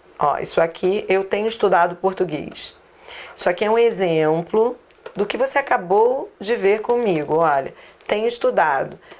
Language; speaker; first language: Portuguese; native; Portuguese